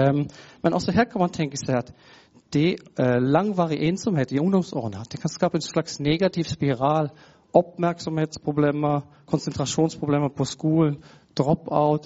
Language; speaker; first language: Norwegian; non-native, fluent; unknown